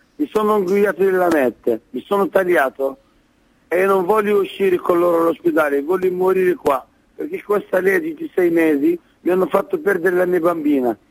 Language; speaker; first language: Italian; non-native, fluent; Arabic